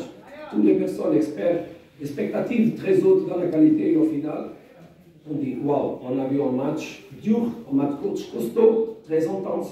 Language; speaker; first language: French; non-native, fluent; Portuguese